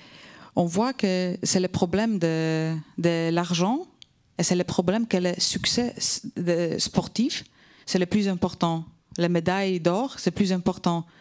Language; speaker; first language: French; non-native, fluent; Polish